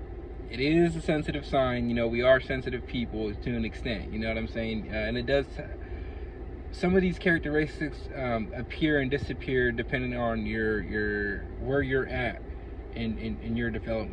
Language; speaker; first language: English; native; English